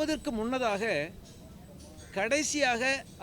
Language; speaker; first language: Tamil; native; Tamil